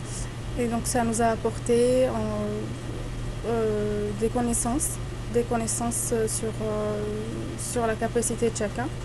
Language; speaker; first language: French; early bilingual, other home language; Arabic